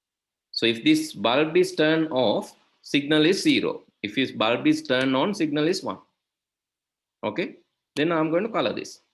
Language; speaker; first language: English; non-native, local second language; Sinhala